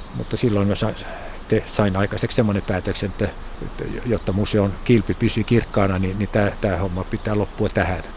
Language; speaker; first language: Finnish; non-native, local second language; Swedish